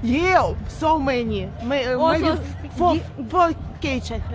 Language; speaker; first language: English; non-native, learner; Russian